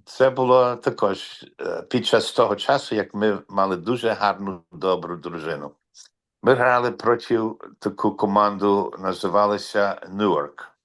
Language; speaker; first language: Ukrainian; early bilingual, heritage; Ukrainian